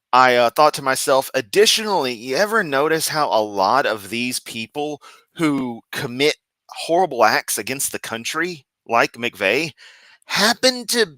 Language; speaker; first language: English; native; English